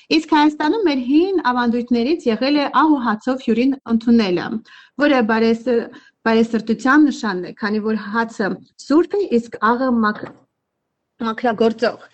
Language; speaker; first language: Armenian; native; Armenian